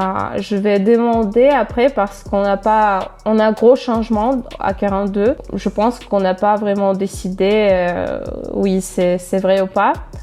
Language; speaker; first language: French; non-native, fluent; Russian